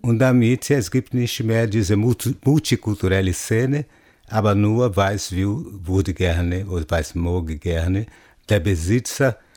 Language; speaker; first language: German; non-native, fluent; Portuguese